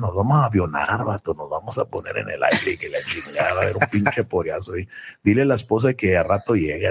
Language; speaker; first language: Spanish; early bilingual, heritage; Spanish